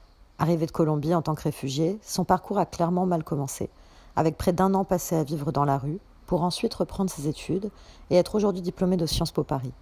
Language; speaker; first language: French; native; French